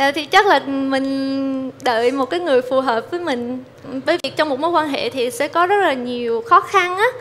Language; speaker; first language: Vietnamese; native; Vietnamese